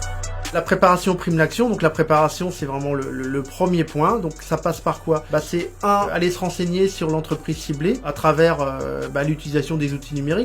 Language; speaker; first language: French; native; French